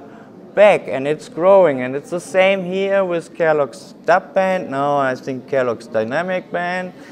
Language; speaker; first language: English; non-native, fluent; German